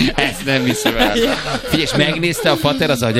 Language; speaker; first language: Hungarian; native; Hungarian